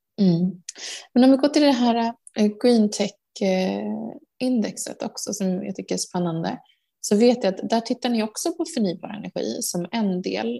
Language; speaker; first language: Swedish; native; Swedish